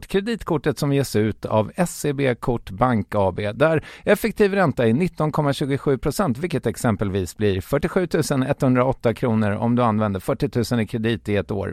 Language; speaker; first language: Swedish; native; Swedish